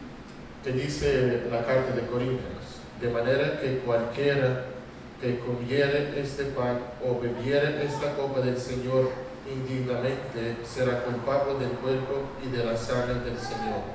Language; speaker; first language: Spanish; non-native, fluent; Russian